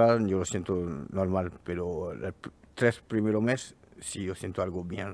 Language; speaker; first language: Spanish; non-native, learner; French